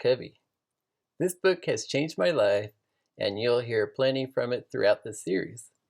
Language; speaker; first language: English; native; English